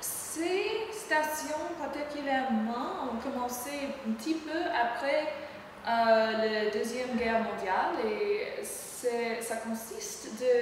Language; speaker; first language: French; non-native, learner; English